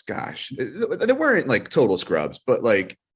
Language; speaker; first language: English; native; English